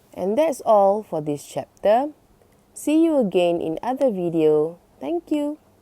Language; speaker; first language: English; non-native, local second language; Malay